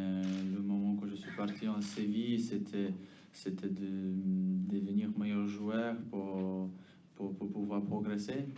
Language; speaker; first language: French; non-native, fluent; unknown